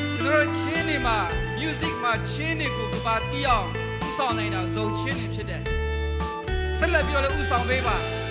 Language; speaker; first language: Burmese; non-native, local second language; Hakha Chin